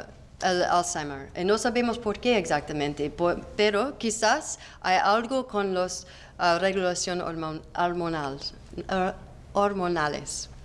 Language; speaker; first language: Spanish; non-native, learner; English